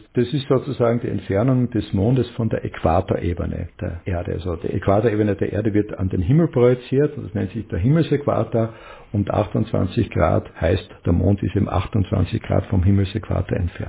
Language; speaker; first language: German; native; German